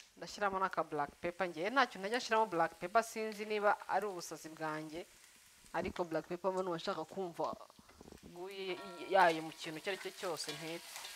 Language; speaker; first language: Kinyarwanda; early bilingual, heritage; Kinyarwanda